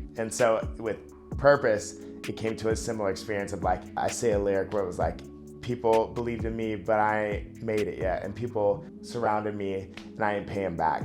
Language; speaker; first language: English; native; English